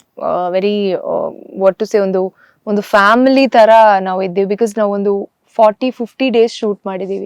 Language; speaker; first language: Kannada; early bilingual, heritage; Kannada